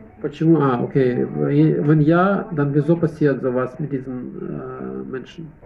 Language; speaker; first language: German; non-native, fluent; Russian